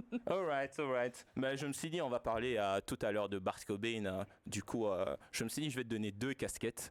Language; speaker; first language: French; native; French